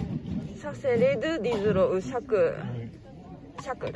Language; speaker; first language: French; non-native, learner; Japanese